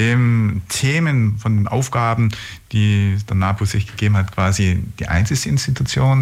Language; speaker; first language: German; native; German